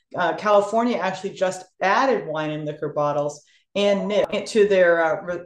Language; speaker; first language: English; native; English